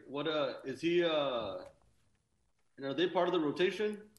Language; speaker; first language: English; early bilingual, other home language; Spanish